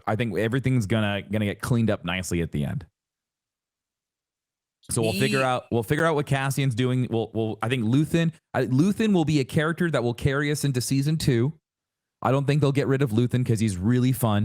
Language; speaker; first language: English; native; English